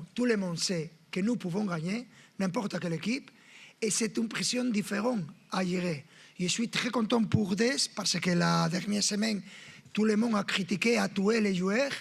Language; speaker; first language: French; non-native, fluent; Spanish